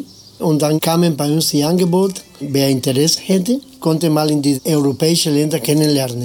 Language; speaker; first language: German; non-native, fluent; Spanish